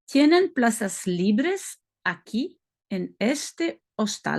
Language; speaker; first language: Spanish; non-native, learner; French